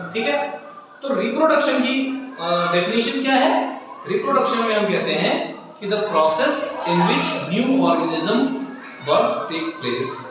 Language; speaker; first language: Hindi; native; Hindi